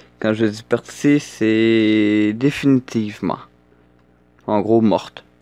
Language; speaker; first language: French; native; French